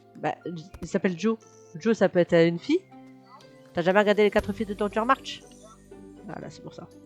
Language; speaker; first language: French; native; French